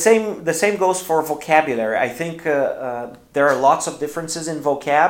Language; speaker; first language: English; non-native, fluent; Portuguese